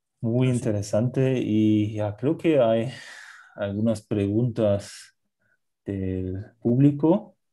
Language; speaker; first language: Spanish; non-native, fluent; German